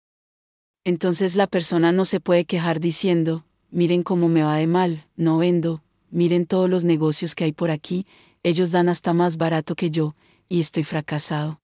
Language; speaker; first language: Spanish; native; Spanish